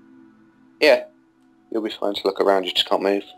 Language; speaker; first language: English; native; English